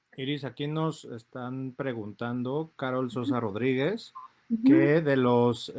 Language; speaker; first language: Spanish; native; Spanish